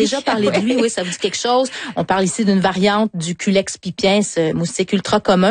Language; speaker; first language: French; native; French